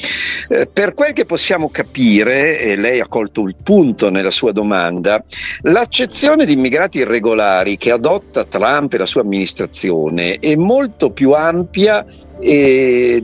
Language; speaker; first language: Italian; native; Italian